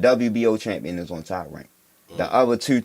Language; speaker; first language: English; native; English